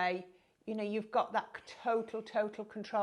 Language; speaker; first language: English; native; English